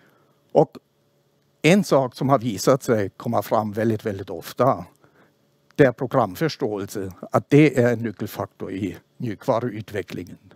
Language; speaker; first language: Swedish; non-native, fluent; German